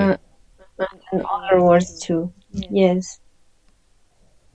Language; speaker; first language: English; non-native, fluent; Spanish